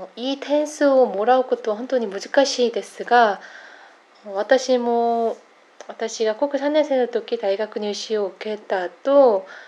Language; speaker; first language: Japanese; non-native, fluent; Korean